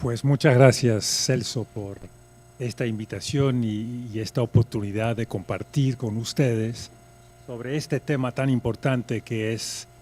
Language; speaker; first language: Spanish; non-native, fluent; French